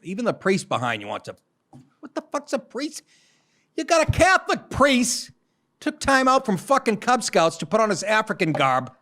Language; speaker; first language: English; native; English